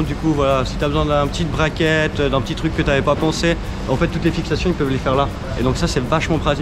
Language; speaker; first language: French; native; French